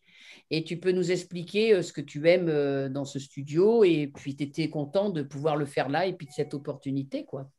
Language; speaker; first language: French; native; French